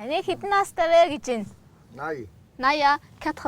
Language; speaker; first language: French; non-native, fluent; Mongolian